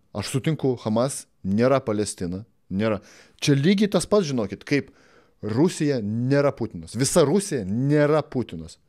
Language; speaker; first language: Lithuanian; native; Lithuanian